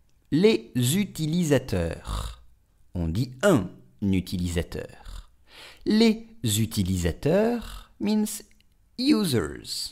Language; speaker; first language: French; native; French